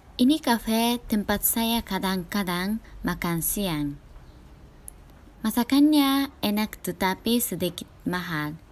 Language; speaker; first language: Indonesian; non-native, learner; Japanese